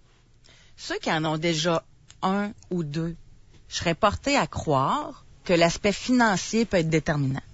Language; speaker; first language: French; native; French